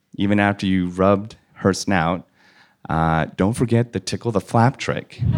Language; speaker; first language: English; native; English